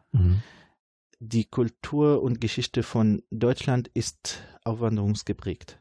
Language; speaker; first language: German; non-native, fluent; Arabic